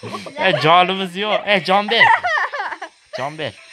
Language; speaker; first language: Turkish; non-native, learner; Uzbek